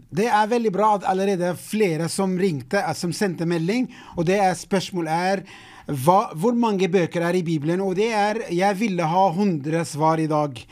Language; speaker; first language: Norwegian; non-native, fluent; English